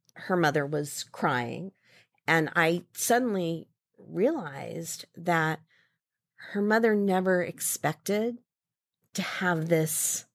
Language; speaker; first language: English; native; English